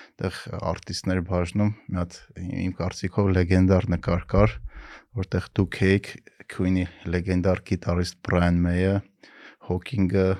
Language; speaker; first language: Armenian; native; Armenian